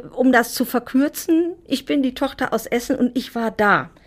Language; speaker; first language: German; native; German